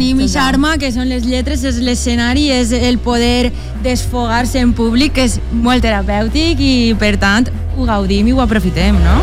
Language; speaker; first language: Catalan; native; Catalan